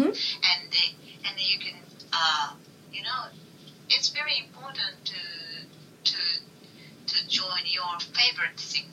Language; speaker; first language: English; non-native, learner; Japanese